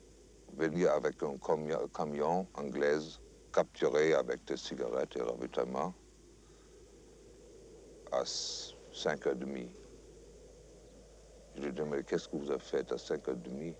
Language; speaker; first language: French; non-native, fluent; German